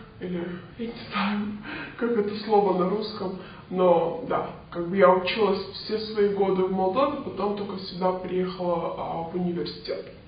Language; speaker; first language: Russian; non-native, local second language; Romanian